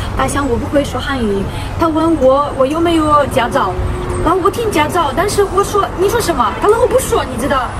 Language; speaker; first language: Chinese; non-native, learner; Ukrainian